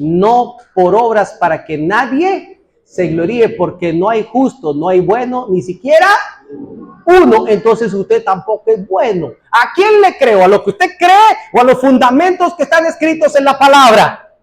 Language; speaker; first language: Spanish; native; Spanish